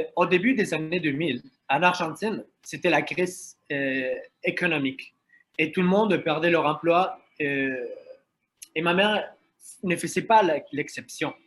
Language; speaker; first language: French; non-native, fluent; Spanish